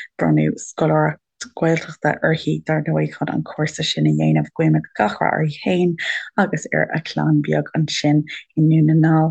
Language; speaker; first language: Irish; native; Irish